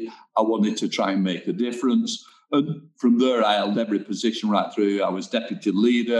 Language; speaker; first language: English; native; English